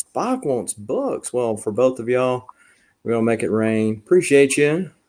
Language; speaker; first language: English; native; English